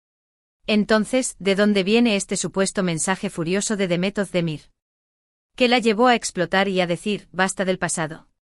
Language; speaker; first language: Spanish; native; Spanish